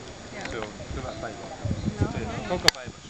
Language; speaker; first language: Finnish; early bilingual, other home language; Vietnamese